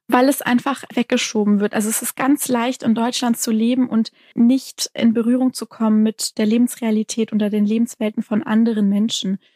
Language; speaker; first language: German; native; German